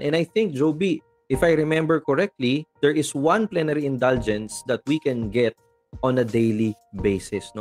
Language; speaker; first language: English; non-native, local second language; Filipino